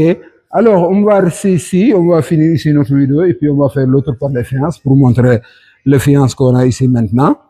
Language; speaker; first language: French; non-native, local second language; Wolof